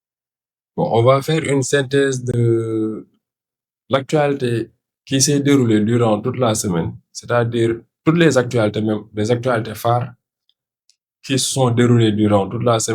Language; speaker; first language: French; non-native, local second language; Wolof